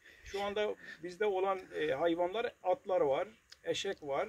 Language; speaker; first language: Turkish; non-native, local second language; Kurdish